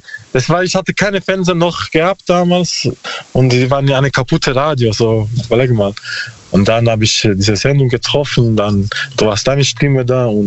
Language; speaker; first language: German; non-native, learner; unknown